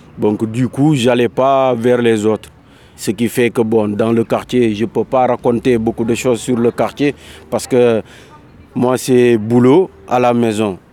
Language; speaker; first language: French; non-native, local second language; Wolof